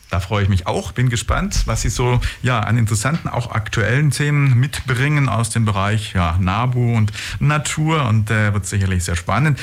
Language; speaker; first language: German; native; German